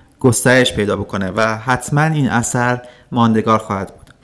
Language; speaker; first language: Persian; native; Persian